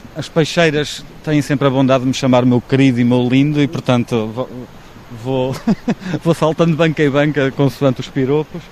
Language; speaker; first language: Portuguese; native; Portuguese